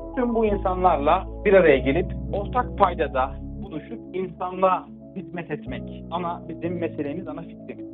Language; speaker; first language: Turkish; native; Turkish